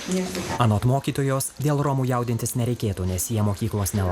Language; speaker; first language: Lithuanian; native; Lithuanian